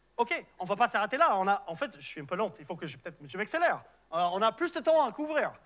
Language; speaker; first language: French; non-native, fluent; English